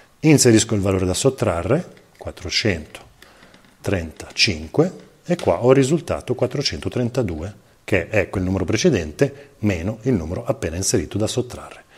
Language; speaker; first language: Italian; native; Italian